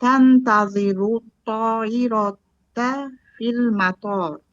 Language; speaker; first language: Arabic; non-native, learner; Indonesian